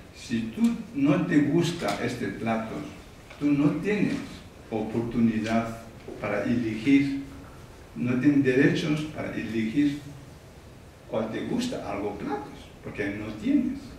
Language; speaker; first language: Spanish; non-native, learner; Tibetan